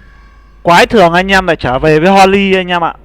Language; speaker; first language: Vietnamese; native; Vietnamese